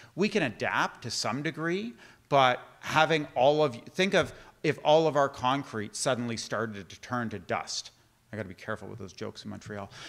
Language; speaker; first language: English; native; English